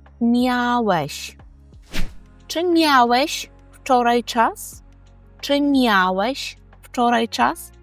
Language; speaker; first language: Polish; non-native, fluent; Ukrainian